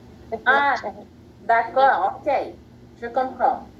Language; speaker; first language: French; non-native, fluent; Spanish